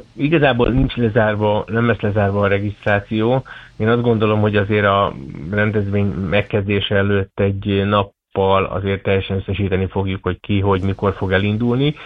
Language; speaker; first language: Hungarian; native; Hungarian